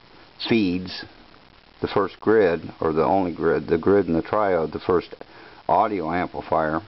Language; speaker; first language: English; native; English